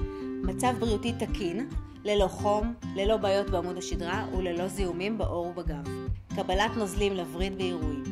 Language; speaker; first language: Hebrew; native; Hebrew